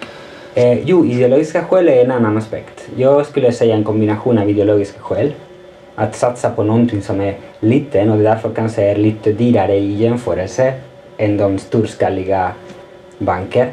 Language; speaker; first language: Swedish; non-native, fluent; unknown